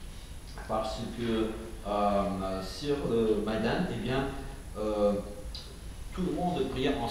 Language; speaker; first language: French; non-native, fluent; Ukrainian